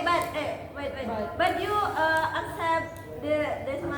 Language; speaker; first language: English; non-native, learner; Indonesian